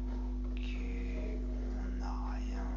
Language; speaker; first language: French; native; French